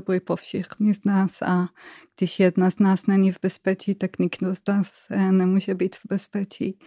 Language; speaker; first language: Czech; non-native, fluent; Hebrew